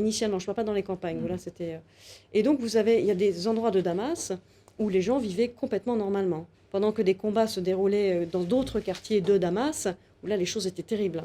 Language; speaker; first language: French; native; French